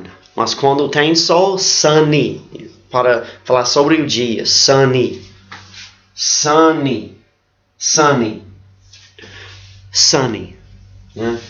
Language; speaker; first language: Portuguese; non-native, fluent; English